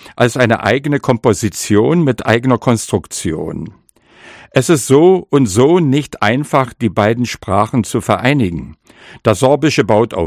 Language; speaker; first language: German; non-native, local second language; Upper Sorbian